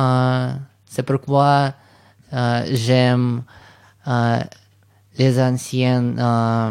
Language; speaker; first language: French; non-native, learner; Russian